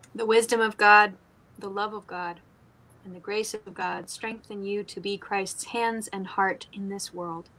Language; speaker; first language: English; native; English